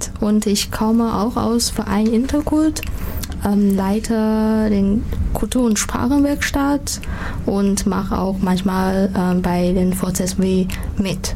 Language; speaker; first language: German; non-native, fluent; Chinese